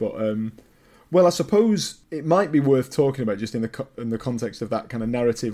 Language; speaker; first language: English; native; English